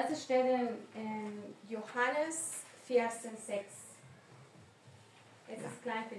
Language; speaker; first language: German; non-native, learner; Spanish